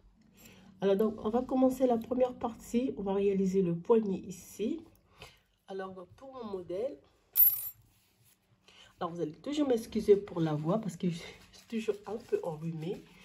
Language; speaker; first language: French; non-native, local second language; Arabic